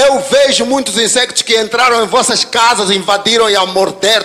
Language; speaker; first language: Portuguese; native; Portuguese